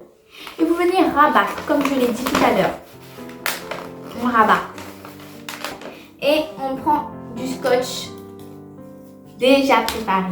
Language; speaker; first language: French; native; French